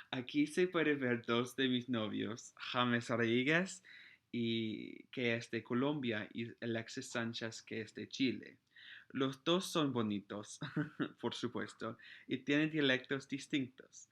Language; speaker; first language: Spanish; non-native, fluent; English